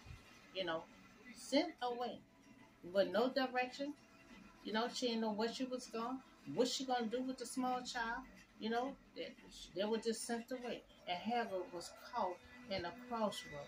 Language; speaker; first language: English; native; English